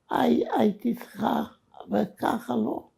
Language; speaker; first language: Hebrew; non-native, fluent; Romanian